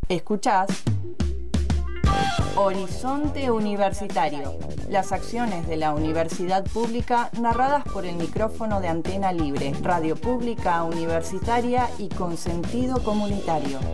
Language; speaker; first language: Spanish; native; Spanish